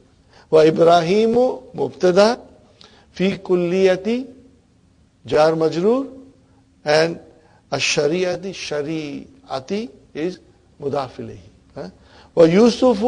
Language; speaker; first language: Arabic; non-native, fluent; Urdu